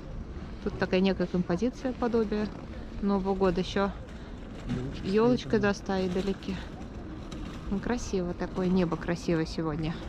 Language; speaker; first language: Russian; native; Russian